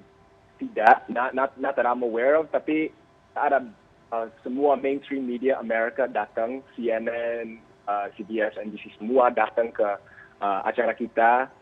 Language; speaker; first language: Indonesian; early bilingual, heritage; Indonesian